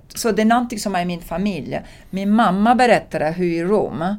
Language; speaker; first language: Swedish; non-native, fluent; Italian